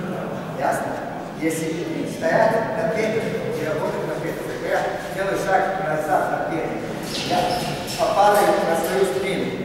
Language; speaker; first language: Russian; non-native, learner; Serbian